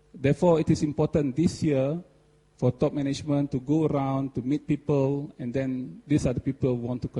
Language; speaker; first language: English; non-native, local second language; Malay